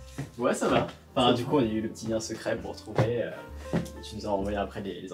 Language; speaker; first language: French; native; French